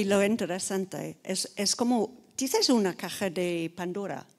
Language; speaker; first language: Spanish; non-native, fluent; English